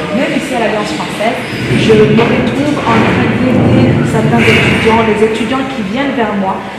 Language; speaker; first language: French; non-native, local second language; Kinyarwanda